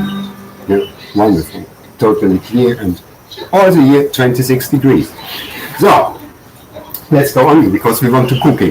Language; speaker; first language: English; non-native, learner; German